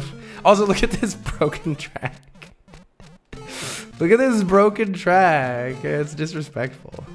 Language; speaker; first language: English; native; English